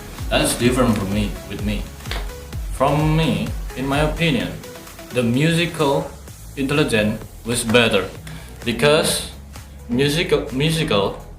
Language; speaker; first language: English; non-native, learner; Indonesian